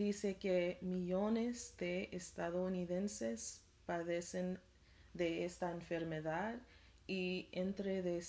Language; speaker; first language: Spanish; non-native, learner; English